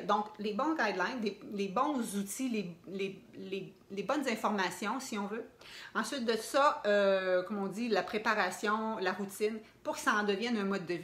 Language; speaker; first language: French; native; French